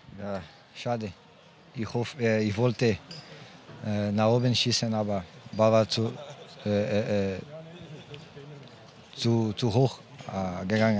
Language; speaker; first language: German; non-native, learner; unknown